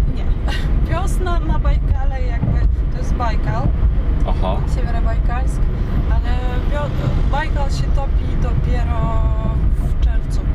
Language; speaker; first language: Polish; non-native, learner; Russian